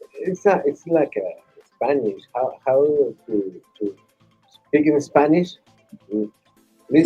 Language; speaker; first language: English; non-native, learner; Spanish